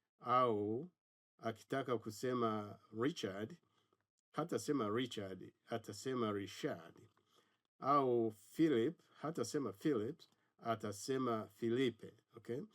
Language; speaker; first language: Swahili; non-native, local second language; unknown